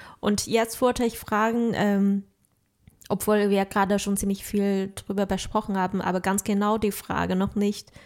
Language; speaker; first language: German; non-native, fluent; Chinese